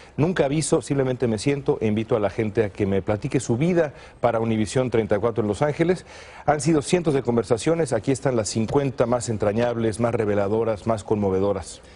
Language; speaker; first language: Spanish; native; Spanish